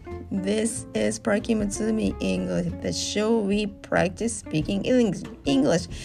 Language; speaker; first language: English; non-native, learner; Japanese